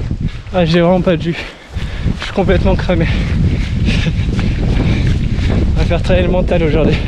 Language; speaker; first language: French; native; French